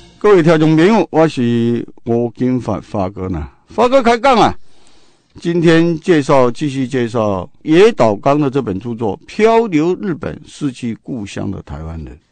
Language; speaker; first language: Chinese; non-native, local second language; Min Nan Chinese